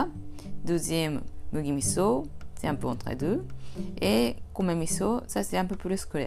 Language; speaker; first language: French; non-native, fluent; Japanese